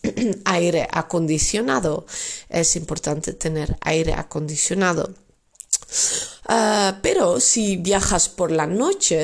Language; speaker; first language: Spanish; non-native, fluent; Dutch